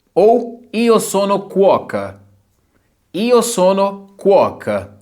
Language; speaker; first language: Italian; non-native, fluent; Portuguese